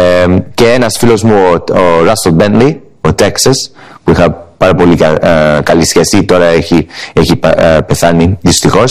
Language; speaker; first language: Greek; early bilingual, heritage; Greek